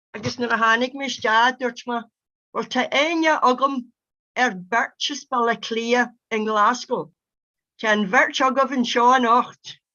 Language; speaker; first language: Irish; non-native, local second language; English